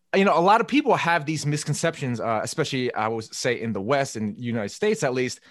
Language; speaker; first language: English; native; English